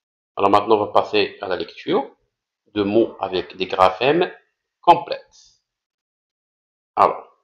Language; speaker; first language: French; non-native, local second language; Arabic